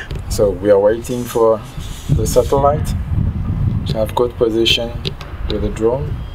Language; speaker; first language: English; non-native, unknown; French